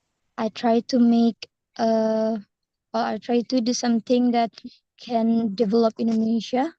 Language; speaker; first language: English; non-native, learner; Indonesian